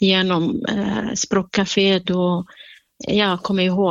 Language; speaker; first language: Swedish; non-native, fluent; Kurdish